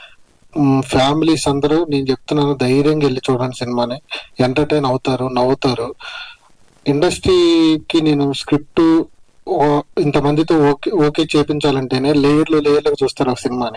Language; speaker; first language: Telugu; native; Telugu